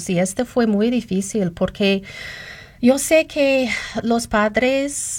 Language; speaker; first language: Spanish; non-native, learner; English